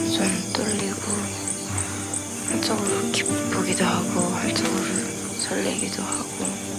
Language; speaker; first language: Korean; non-native, local second language; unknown